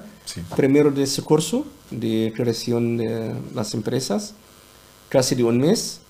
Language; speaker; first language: Spanish; non-native, learner; Arabic